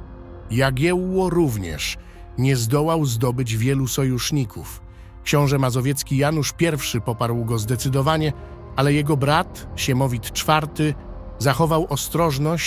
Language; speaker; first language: Polish; native; Polish